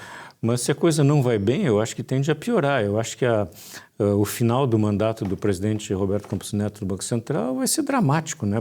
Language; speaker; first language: Portuguese; native; Portuguese